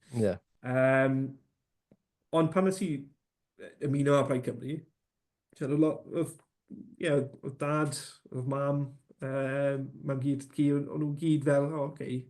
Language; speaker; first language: Welsh; non-native, local second language; English